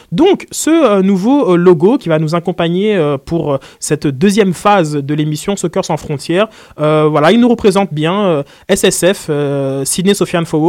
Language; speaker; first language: French; native; French